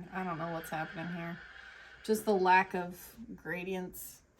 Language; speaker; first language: English; native; English